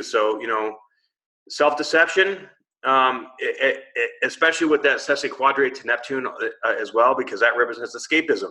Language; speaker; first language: English; native; English